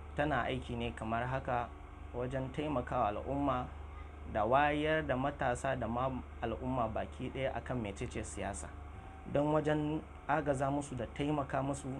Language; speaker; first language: Hausa; native; Hausa